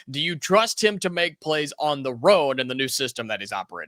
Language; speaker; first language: English; native; English